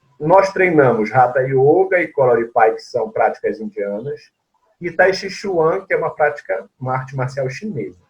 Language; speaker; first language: Portuguese; native; Portuguese